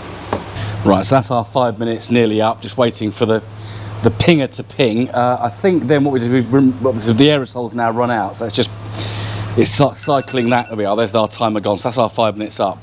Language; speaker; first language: English; native; English